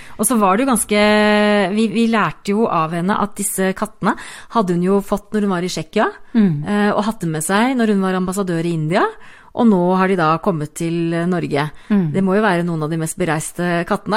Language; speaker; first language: Norwegian; native; Norwegian